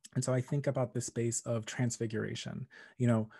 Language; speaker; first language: English; native; English